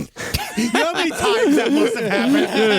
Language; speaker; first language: English; native; English